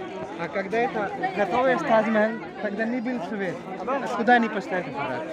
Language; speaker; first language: Russian; non-native, learner; Hindi